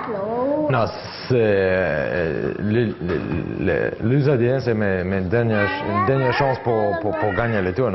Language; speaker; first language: French; non-native, learner; English